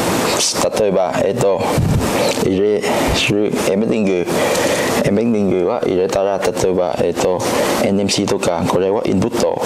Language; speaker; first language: Japanese; non-native, learner; Vietnamese